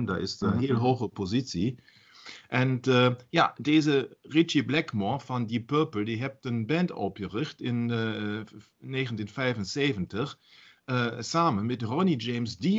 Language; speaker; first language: Dutch; non-native, learner; German